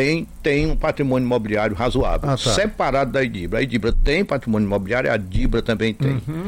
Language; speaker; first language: Portuguese; native; Portuguese